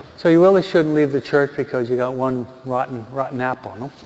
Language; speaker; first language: English; native; English